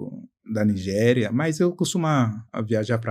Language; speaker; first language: Portuguese; non-native, fluent; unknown